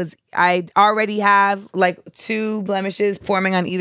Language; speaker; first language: English; native; English